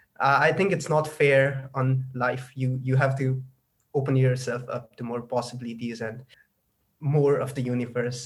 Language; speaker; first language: English; non-native, local second language; Nepali